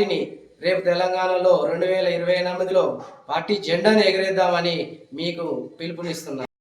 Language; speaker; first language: Telugu; native; Telugu